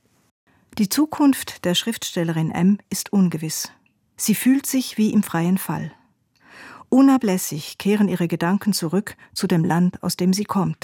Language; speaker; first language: German; native; German